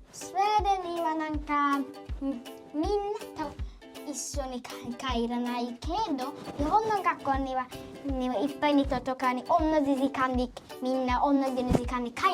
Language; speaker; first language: Japanese; early bilingual, heritage; Japanese